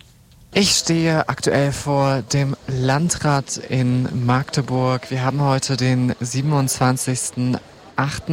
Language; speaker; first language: German; native; German